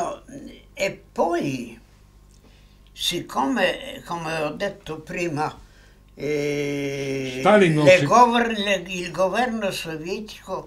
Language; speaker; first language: Italian; non-native, fluent; Polish